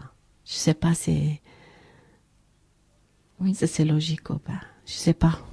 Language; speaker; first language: French; non-native, learner; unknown